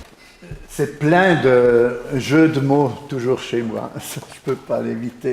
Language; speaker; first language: French; non-native, fluent; Swiss German